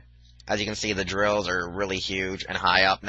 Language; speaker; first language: English; native; English